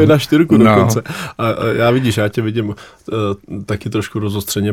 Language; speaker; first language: Czech; native; Czech